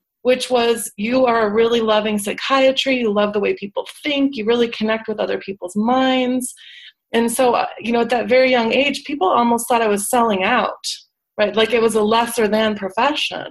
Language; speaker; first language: English; native; English